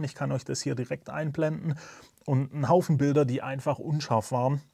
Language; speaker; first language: German; native; German